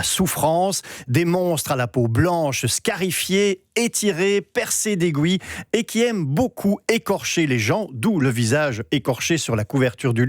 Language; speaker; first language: French; native; French